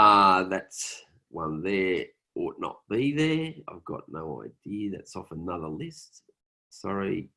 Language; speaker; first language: English; native; English